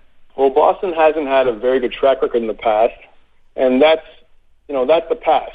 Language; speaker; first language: English; native; English